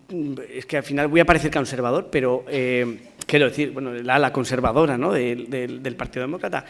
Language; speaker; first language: Spanish; native; Spanish